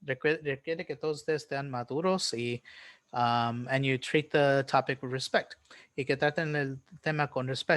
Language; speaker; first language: Spanish; early bilingual, heritage; Spanish